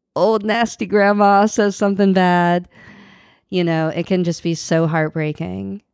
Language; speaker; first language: English; native; English